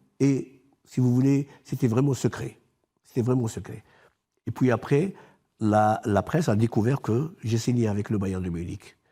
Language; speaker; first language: French; non-native, local second language; Arabic